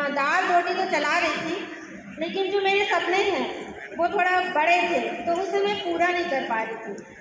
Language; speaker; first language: Hindi; native; Hindi